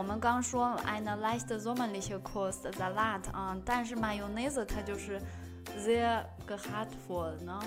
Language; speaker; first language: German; non-native, fluent; Chinese